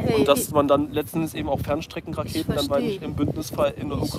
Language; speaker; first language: German; native; German